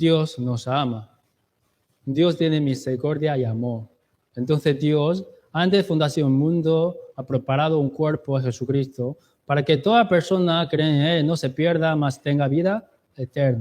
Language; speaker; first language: Spanish; non-native, learner; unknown